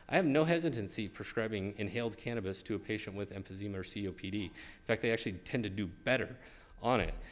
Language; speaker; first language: English; native; English